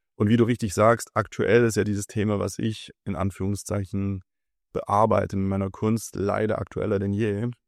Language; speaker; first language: German; early bilingual, other home language; Russian